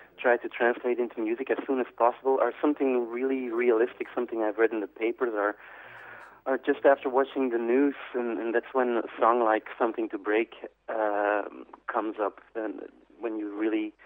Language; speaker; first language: English; non-native, fluent; Dutch